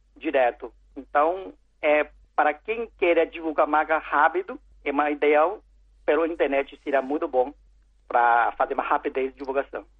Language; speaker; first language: Portuguese; non-native, learner; Chinese